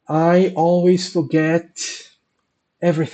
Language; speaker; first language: English; non-native, fluent; Portuguese